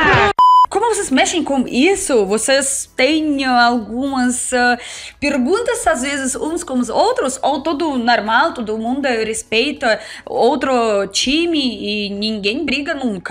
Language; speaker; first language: Portuguese; non-native, learner; Russian